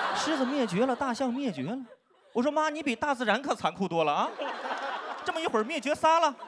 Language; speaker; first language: Chinese; native; Chinese